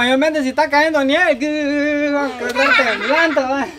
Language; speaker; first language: Spanish; native; Spanish